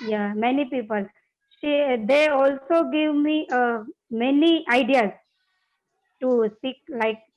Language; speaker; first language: English; non-native, learner; Gujarati